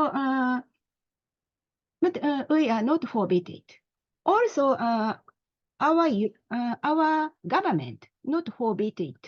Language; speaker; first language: English; non-native, learner; Japanese